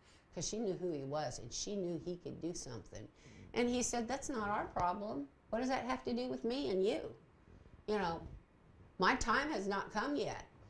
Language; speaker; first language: English; native; English